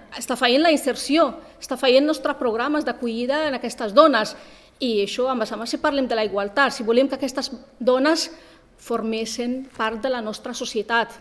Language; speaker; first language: Catalan; non-native, fluent; Arabic